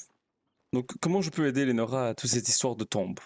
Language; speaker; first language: French; native; French